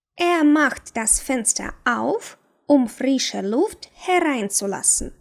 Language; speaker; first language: German; non-native, fluent; Ukrainian